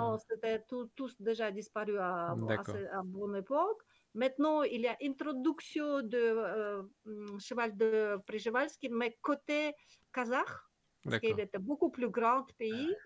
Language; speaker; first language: French; non-native, learner; Kyrgyz